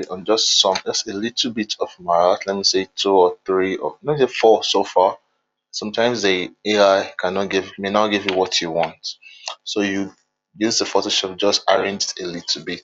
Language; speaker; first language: English; non-native, local second language; Yoruba